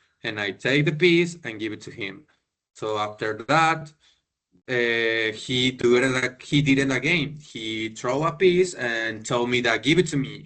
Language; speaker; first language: English; non-native, learner; Spanish